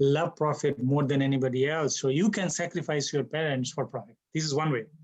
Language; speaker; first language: English; non-native, local second language; Bangla